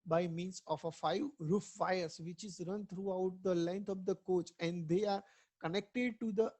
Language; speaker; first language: English; non-native, local second language; Gujarati